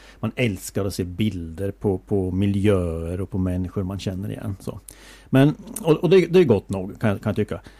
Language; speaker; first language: Swedish; native; Swedish